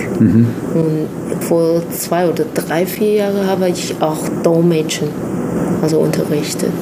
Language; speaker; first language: German; non-native, fluent; Chinese